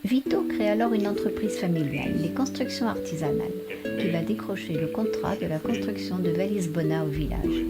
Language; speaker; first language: French; native; French